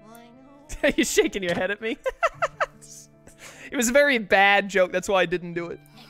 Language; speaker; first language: English; native; English